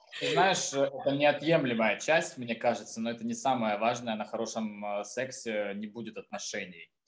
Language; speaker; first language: Russian; native; Russian